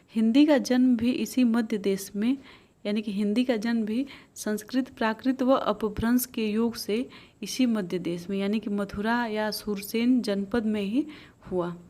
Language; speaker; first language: Hindi; native; Hindi